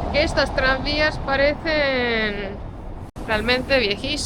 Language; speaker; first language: Spanish; non-native, fluent; Estonian